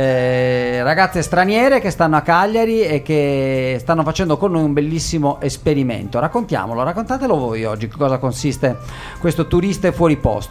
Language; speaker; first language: Italian; native; Italian